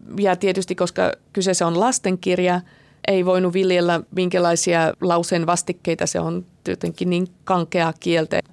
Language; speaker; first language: Finnish; non-native, fluent; Slovak